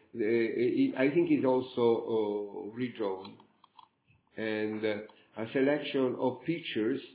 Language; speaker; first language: English; non-native, fluent; Italian